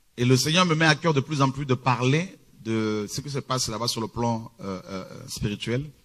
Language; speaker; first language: French; early bilingual, other home language; Lingala